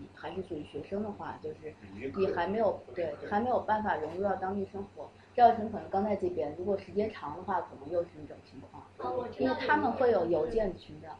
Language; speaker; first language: Chinese; native; Chinese